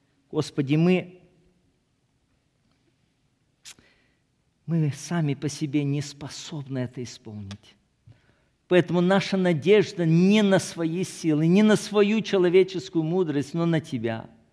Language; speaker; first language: Russian; native; Russian